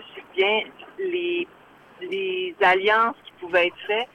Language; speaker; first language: French; native; French